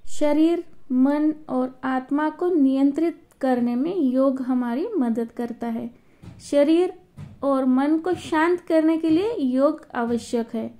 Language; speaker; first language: Hindi; non-native, local second language; Marathi